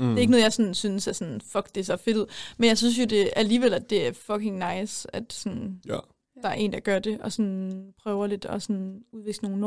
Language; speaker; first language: Danish; native; Danish